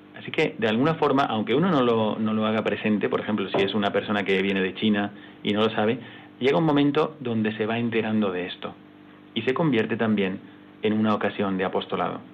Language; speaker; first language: Spanish; native; Spanish